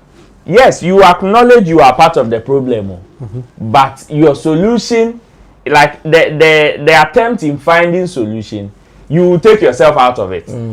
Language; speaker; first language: English; non-native, local second language; Akan